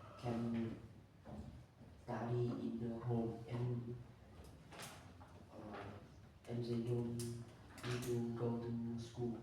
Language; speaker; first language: English; non-native, learner; Vietnamese